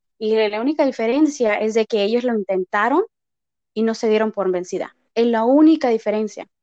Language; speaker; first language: Spanish; early bilingual, heritage; Spanish